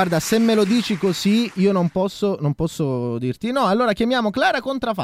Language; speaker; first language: Italian; native; Italian